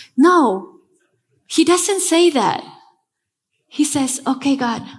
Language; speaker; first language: English; non-native, fluent; Spanish